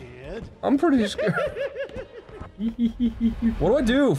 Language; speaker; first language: English; native; English